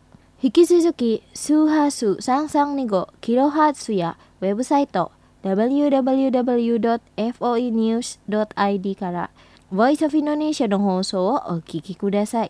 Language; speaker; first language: Japanese; non-native, fluent; Indonesian